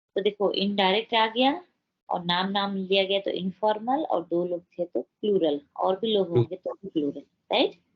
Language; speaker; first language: Hindi; native; Hindi